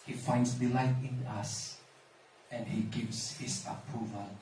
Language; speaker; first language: English; non-native, local second language; Filipino